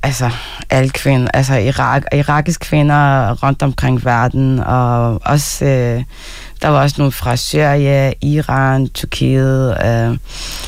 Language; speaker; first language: Danish; non-native, fluent; Arabic